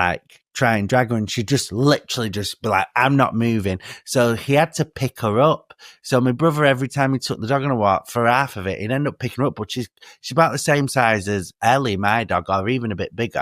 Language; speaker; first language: English; native; English